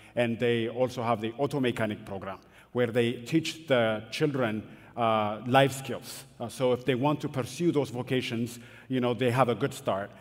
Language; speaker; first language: English; non-native, fluent; Amharic